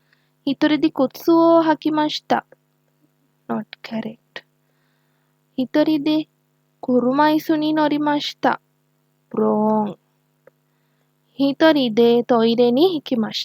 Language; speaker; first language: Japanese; non-native, learner; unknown